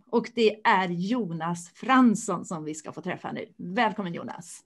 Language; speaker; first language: Swedish; native; Swedish